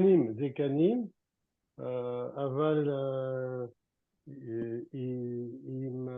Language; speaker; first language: Hebrew; non-native, learner; French